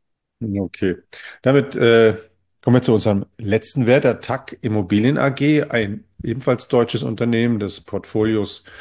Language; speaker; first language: German; native; German